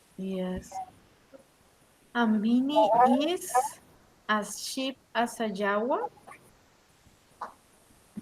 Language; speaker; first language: English; non-native, learner; Spanish